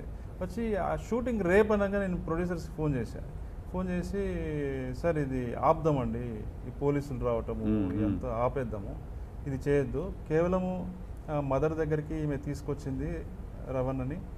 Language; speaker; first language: Telugu; native; Telugu